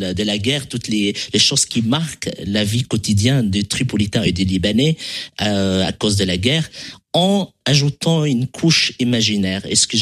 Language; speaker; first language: French; non-native, local second language; Arabic